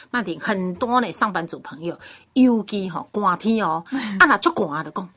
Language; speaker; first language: Chinese; native; Chinese